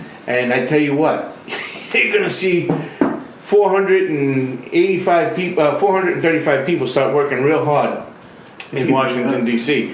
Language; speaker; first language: English; native; English